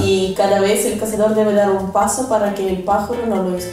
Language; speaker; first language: Spanish; non-native, learner; Russian